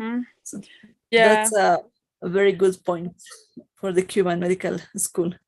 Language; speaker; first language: English; non-native, fluent; Spanish